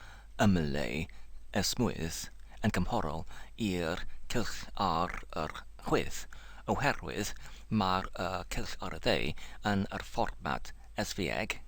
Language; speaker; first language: Welsh; non-native, learner; English